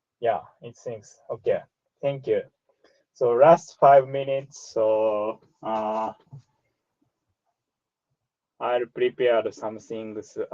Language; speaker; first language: English; non-native, learner; Japanese